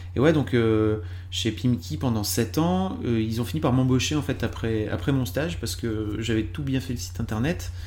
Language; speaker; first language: French; native; French